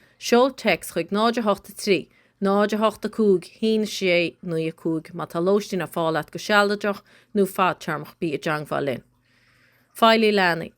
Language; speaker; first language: Irish; native; Irish